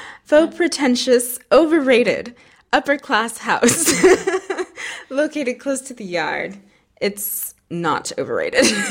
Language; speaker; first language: English; native; English